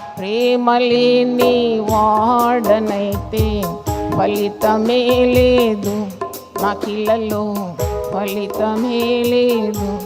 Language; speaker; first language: Telugu; non-native, fluent; Malayalam